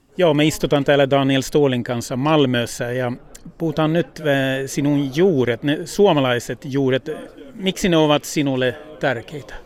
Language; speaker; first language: Finnish; early bilingual, heritage; Finnish